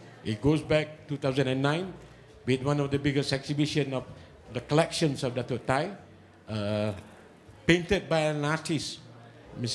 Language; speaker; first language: English; non-native, local second language; Malay